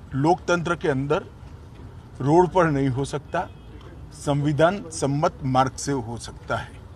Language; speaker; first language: Hindi; non-native, local second language; Gujarati